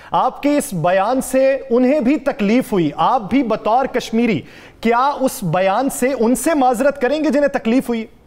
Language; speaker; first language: Urdu; native; Urdu